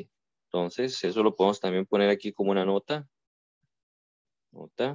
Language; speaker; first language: Spanish; native; Spanish